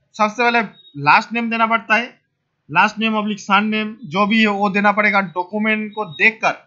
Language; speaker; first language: Hindi; non-native, local second language; Bangla